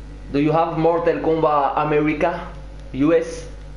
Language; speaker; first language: English; non-native, learner; French